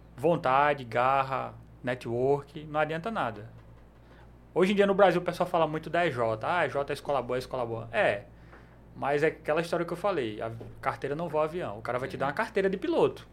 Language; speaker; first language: Portuguese; native; Portuguese